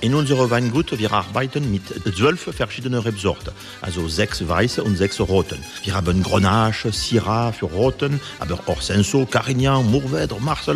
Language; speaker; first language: German; non-native, fluent; French